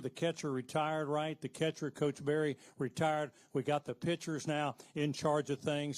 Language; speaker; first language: English; native; English